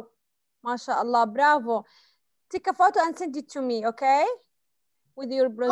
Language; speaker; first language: English; non-native, fluent; Arabic